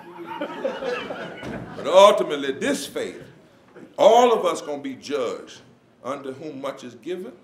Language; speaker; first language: English; native; English